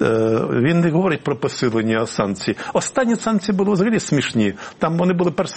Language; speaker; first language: Ukrainian; native; Ukrainian